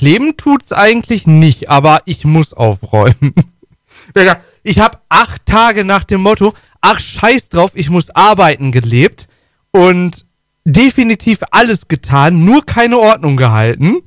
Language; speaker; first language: German; native; German